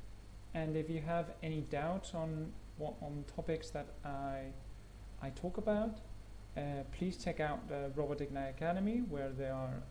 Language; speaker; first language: English; non-native, fluent; Spanish